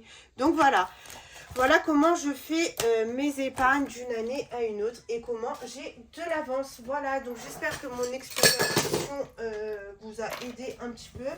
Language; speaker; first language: French; native; French